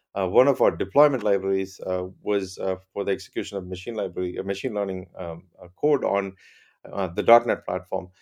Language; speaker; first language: English; non-native, local second language; Tamil